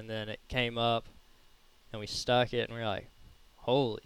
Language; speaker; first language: English; native; English